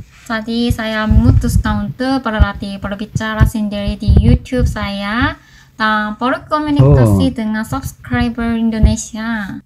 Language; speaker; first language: Indonesian; non-native, fluent; Korean